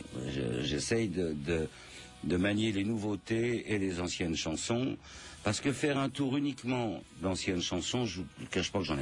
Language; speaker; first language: French; native; French